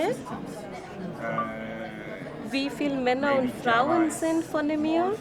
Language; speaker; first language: German; non-native, learner; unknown